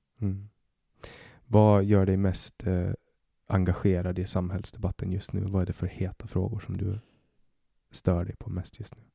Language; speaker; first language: Swedish; native; Swedish